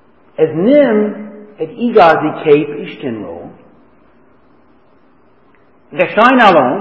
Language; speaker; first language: Hungarian; non-native, fluent; English